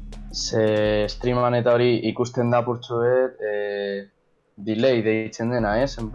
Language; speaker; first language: Basque; non-native, local second language; Spanish